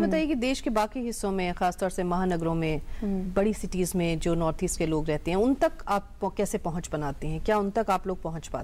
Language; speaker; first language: Hindi; native; Hindi